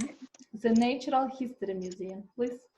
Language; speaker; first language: English; non-native, learner; Kazakh